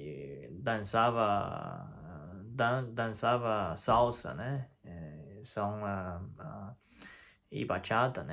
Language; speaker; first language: Portuguese; non-native, fluent; Chinese